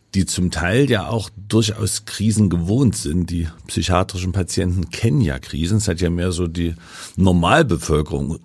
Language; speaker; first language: German; native; German